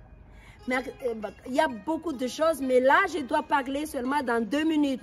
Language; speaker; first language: French; non-native, local second language; Malagasy